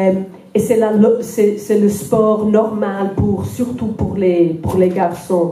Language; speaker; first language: French; non-native, fluent; Welsh